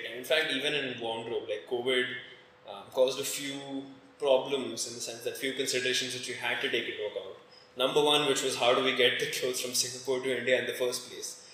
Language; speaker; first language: English; non-native, local second language; Hindi